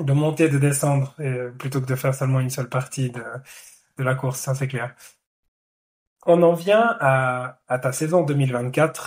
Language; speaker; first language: French; native; French